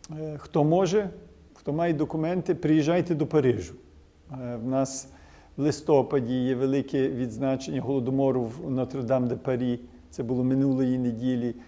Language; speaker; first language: Ukrainian; early bilingual, heritage; Ukrainian